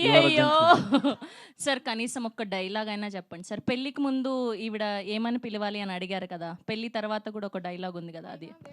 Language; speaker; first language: Telugu; native; Telugu